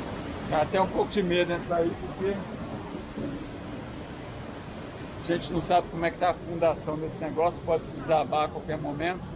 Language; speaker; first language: Portuguese; native; Portuguese